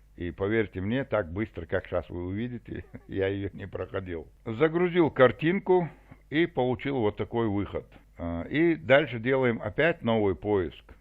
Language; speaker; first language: Russian; non-native, local second language; Chechen